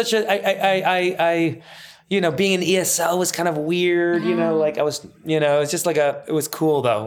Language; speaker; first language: English; early bilingual, other home language; Persian